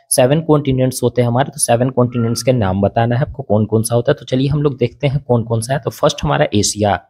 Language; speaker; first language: Hindi; native; Hindi